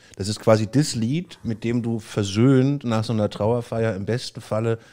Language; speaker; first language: German; native; German